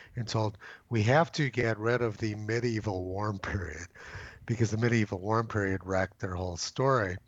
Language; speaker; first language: English; native; English